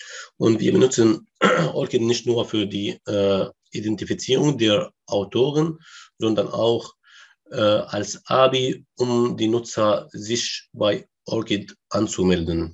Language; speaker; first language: German; non-native, learner; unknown